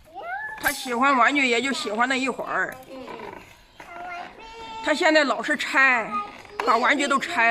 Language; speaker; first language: Chinese; native; Chinese